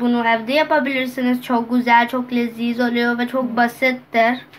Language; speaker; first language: Turkish; non-native, learner; Urdu